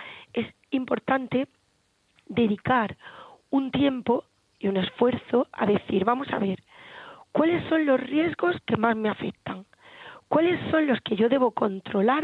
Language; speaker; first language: Spanish; native; Spanish